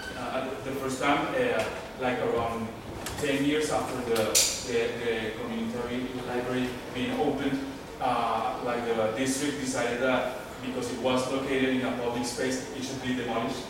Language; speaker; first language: English; non-native, fluent; Spanish